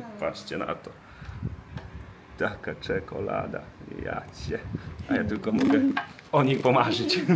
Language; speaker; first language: Polish; native; Polish